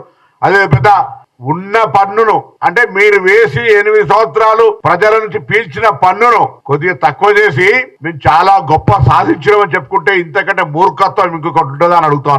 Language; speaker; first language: Telugu; native; Telugu